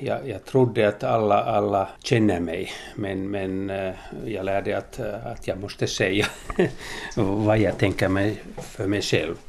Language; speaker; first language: Swedish; non-native, local second language; Finnish